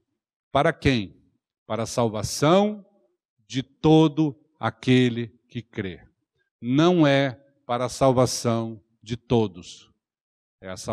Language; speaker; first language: Portuguese; native; Portuguese